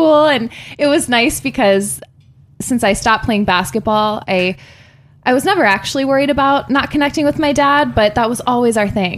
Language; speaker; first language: English; native; English